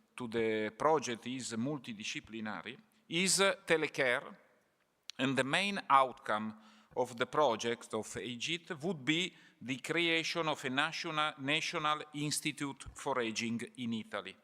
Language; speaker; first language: English; non-native, fluent; Italian